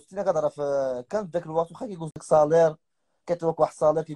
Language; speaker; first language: Arabic; native; Arabic